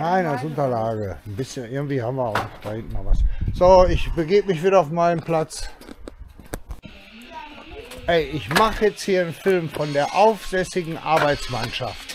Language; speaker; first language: German; native; German